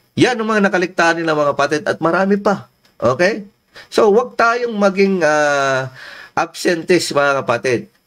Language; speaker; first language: Filipino; non-native, local second language; Iloko